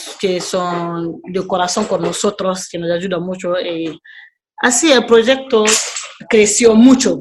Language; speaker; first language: Spanish; non-native, learner; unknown